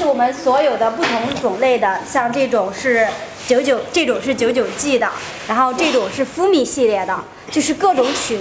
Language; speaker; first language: Chinese; native; Chinese